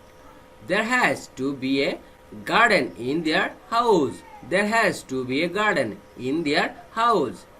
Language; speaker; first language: English; non-native, fluent; Bangla